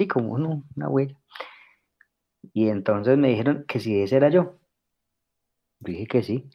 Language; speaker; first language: Spanish; native; Spanish